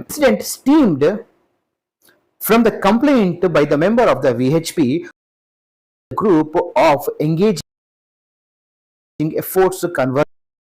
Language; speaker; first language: English; non-native, local second language; Telugu